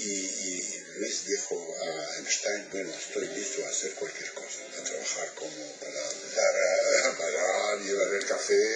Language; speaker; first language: Spanish; non-native, fluent; French